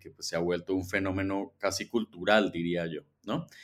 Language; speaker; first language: Spanish; native; Spanish